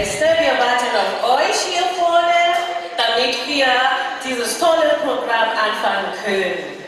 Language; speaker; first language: German; non-native, fluent; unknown